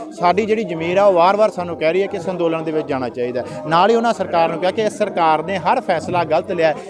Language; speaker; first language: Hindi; non-native, local second language; Punjabi